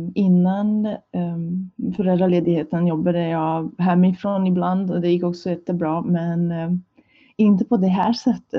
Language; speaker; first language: Swedish; non-native, fluent; Hungarian